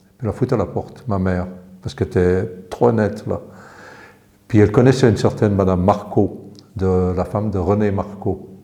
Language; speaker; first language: French; early bilingual, other home language; English